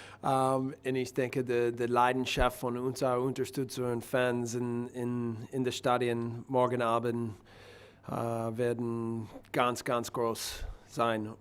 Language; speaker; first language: German; non-native, learner; English